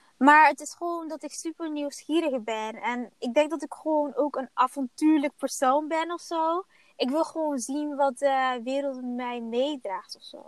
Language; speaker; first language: Dutch; early bilingual, other home language; Somali